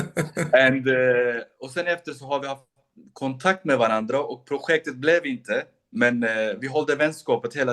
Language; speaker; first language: Swedish; non-native, local second language; Kurdish